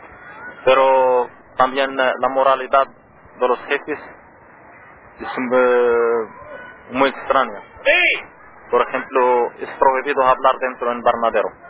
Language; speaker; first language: Spanish; non-native, learner; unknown